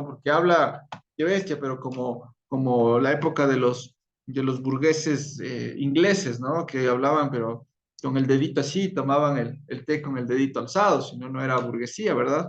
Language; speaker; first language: Spanish; native; Spanish